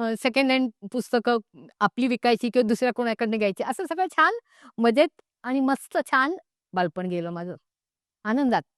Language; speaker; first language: Marathi; non-native, local second language; Konkani